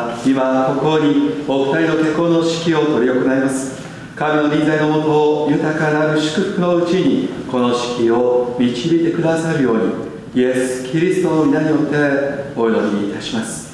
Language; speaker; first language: Japanese; native; Japanese